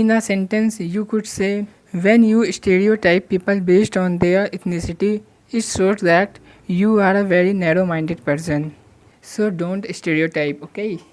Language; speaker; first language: English; non-native, local second language; Hindi